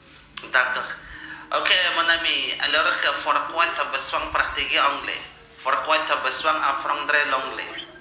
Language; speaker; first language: French; non-native, learner; Indonesian